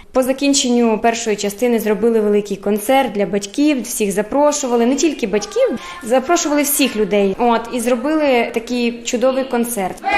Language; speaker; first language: Ukrainian; early bilingual, heritage; Ukrainian